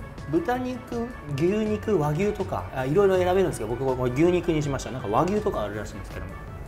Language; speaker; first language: Japanese; native; Japanese